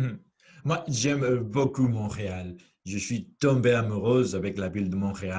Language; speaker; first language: French; non-native, fluent; Spanish